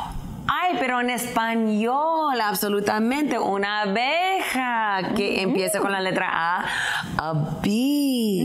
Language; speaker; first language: Spanish; early bilingual, other home language; English